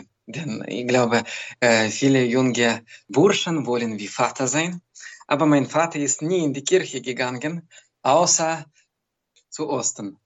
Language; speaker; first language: German; non-native, learner; Belarusian